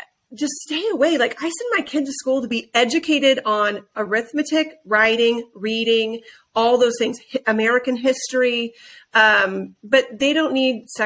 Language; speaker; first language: English; native; English